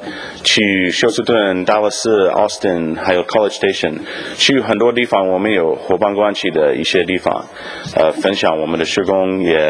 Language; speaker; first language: Chinese; non-native, fluent; English